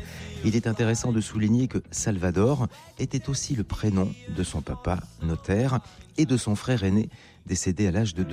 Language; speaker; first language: French; native; French